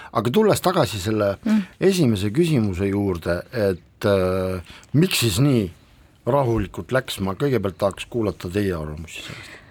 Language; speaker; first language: Estonian; non-native, local second language; Russian